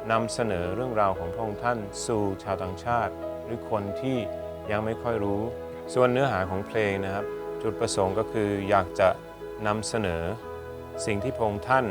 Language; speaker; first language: Thai; early bilingual, other home language; English